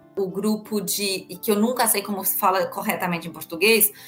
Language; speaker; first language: Portuguese; non-native, fluent; German